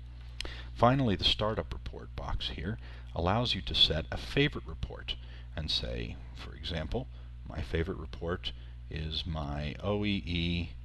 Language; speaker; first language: English; native; English